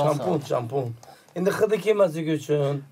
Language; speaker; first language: German; non-native, fluent; Uzbek